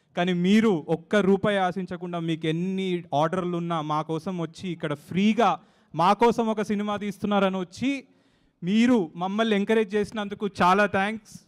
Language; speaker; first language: Telugu; native; Telugu